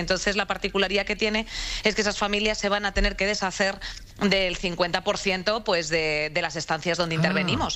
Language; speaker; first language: Spanish; native; Spanish